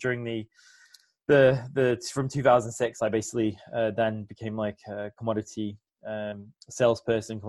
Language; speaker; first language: English; native; English